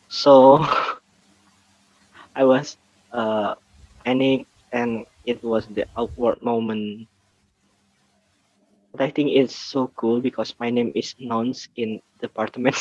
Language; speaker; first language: English; non-native, learner; Indonesian